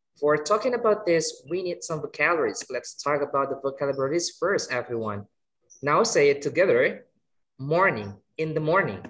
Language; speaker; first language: English; non-native, fluent; Indonesian